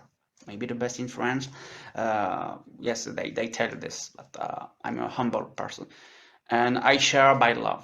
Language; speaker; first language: English; non-native, learner; French